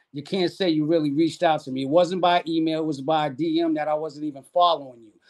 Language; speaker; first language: English; native; English